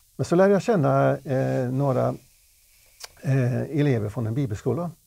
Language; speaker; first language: Swedish; native; Swedish